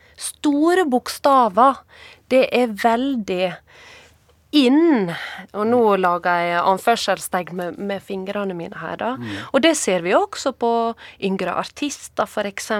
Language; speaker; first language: Norwegian; native; Norwegian